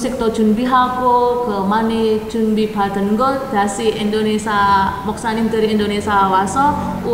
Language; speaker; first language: Korean; non-native, learner; Indonesian